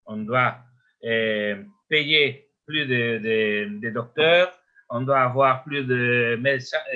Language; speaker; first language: French; non-native, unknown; Spanish